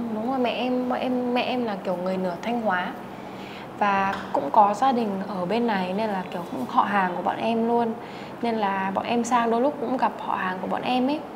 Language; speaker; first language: Vietnamese; early bilingual, heritage; Czech